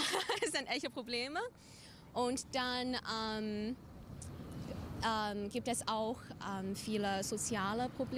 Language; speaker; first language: German; non-native, fluent; English